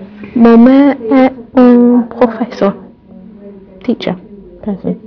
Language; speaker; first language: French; non-native, learner; English